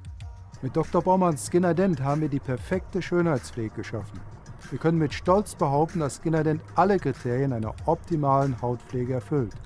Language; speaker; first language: German; native; German